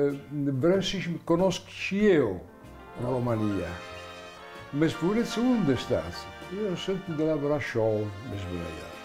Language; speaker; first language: Romanian; non-native, learner; Italian